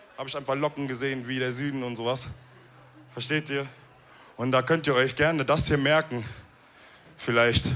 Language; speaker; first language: German; early bilingual, other home language; Wolof